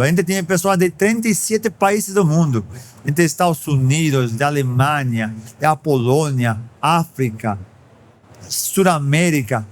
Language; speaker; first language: Portuguese; non-native, fluent; Spanish